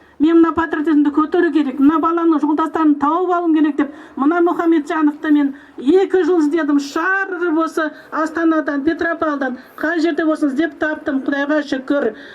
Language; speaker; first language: Kazakh; native; Kazakh